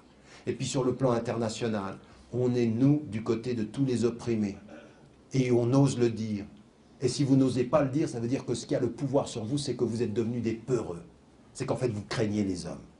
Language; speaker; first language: French; native; French